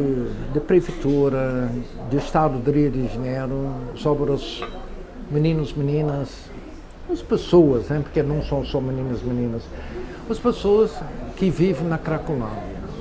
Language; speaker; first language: Portuguese; non-native, fluent; Dutch